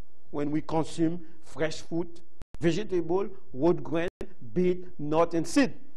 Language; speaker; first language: English; non-native, fluent; Haitian Creole